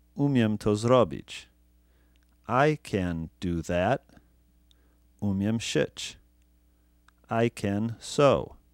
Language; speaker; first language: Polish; non-native, fluent; English